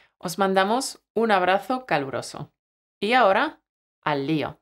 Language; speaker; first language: Spanish; native; Spanish